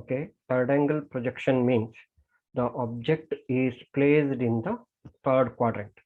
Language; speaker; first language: English; non-native, local second language; Kannada